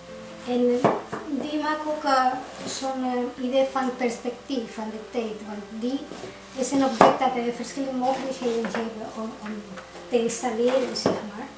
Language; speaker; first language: Dutch; non-native, fluent; Spanish